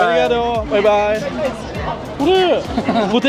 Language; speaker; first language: Japanese; non-native, fluent; Persian